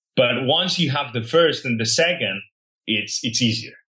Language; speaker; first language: English; non-native, fluent; Spanish